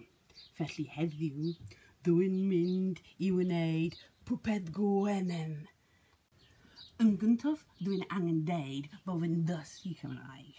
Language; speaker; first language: Welsh; non-native, learner; English